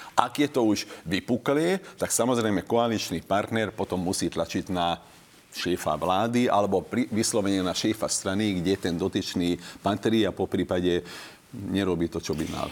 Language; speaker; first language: Slovak; non-native, local second language; Hungarian